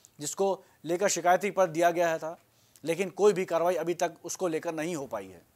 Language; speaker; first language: Hindi; native; Hindi